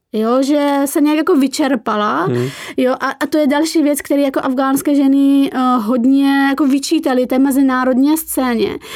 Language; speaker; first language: Czech; early bilingual, other home language; Persian